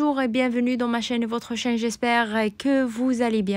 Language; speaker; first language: French; non-native, local second language; Arabic